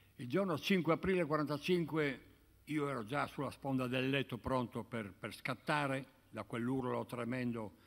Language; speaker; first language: Italian; native; Italian